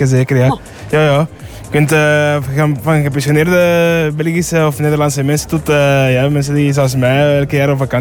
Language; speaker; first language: Dutch; early bilingual, other home language; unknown